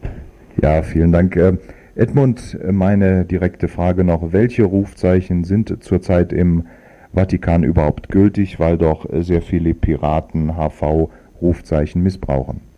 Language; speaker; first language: German; native; German